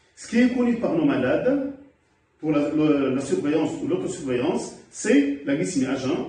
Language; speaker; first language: French; non-native, local second language; Arabic